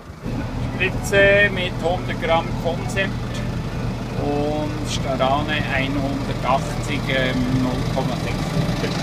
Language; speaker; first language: German; native; German